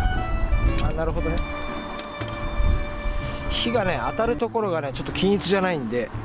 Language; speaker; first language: Japanese; native; Japanese